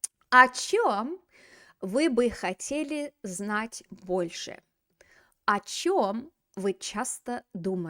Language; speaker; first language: Russian; non-native, fluent; English